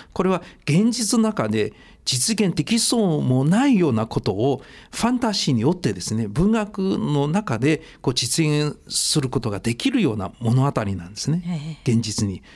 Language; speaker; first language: Japanese; non-native, fluent; Chinese